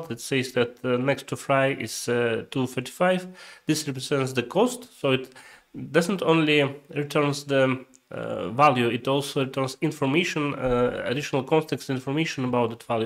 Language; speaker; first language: English; non-native, fluent; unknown